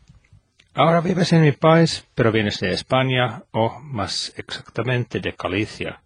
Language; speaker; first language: Spanish; non-native, fluent; Finnish